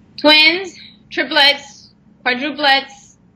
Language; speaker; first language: Spanish; non-native, fluent; English